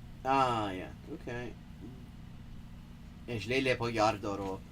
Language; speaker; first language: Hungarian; non-native, learner; English